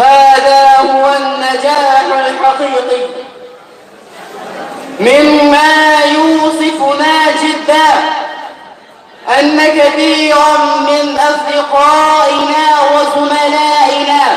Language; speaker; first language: Arabic; non-native, learner; Urdu